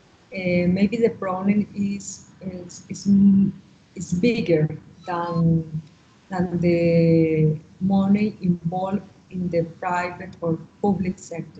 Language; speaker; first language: English; non-native, learner; Spanish